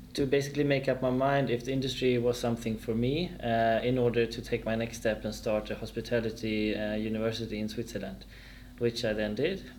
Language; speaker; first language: English; non-native, fluent; Swedish